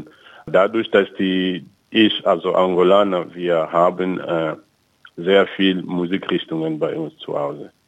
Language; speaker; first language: German; non-native, fluent; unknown